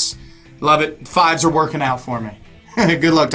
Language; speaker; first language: English; native; English